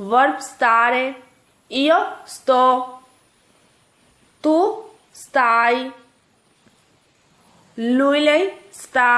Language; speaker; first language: Italian; non-native, fluent; Urdu